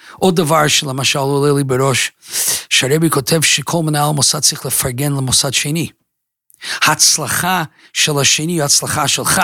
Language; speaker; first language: Hebrew; non-native, fluent; English